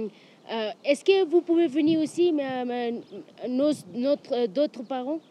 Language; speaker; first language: French; non-native, learner; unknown